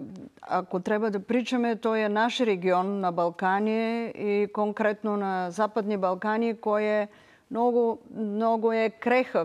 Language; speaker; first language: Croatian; non-native, learner; Bulgarian